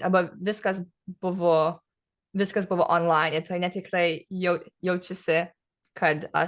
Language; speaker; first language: Lithuanian; early bilingual, heritage; English